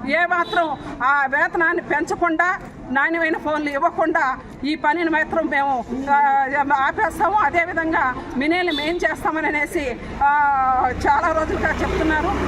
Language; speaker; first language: Telugu; native; Telugu